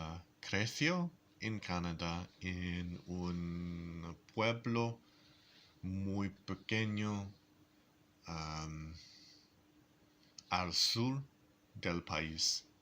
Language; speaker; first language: Spanish; non-native, learner; English